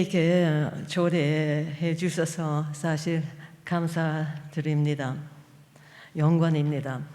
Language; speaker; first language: Korean; non-native, fluent; English